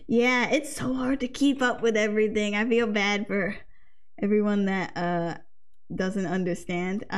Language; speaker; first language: English; native; English